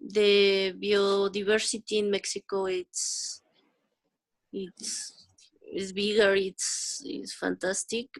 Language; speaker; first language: English; non-native, learner; Spanish